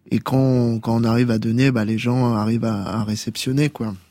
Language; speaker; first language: French; native; French